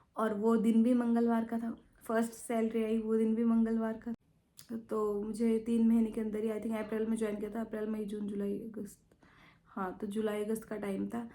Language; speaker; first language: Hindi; native; Hindi